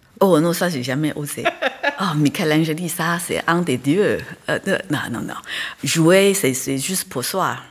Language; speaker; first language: French; non-native, fluent; Chinese